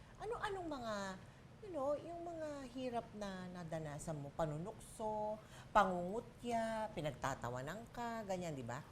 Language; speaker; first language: Filipino; native; Filipino